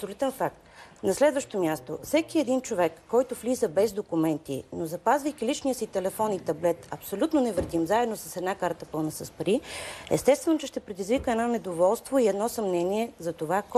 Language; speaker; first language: Bulgarian; native; Bulgarian